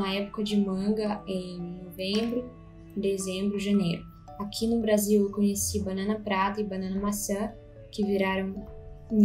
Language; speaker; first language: Portuguese; non-native, fluent; Russian